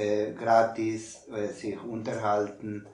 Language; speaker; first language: German; non-native, learner; Spanish